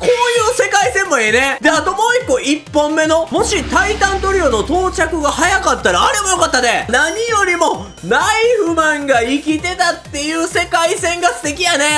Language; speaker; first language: Japanese; native; Japanese